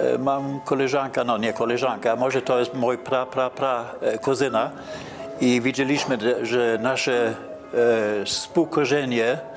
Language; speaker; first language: Polish; non-native, learner; German